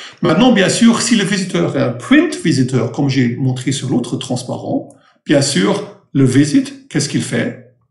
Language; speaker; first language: French; non-native, fluent; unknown